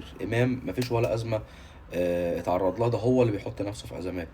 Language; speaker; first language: Arabic; native; Arabic